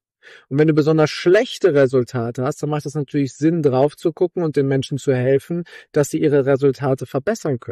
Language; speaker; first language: German; native; German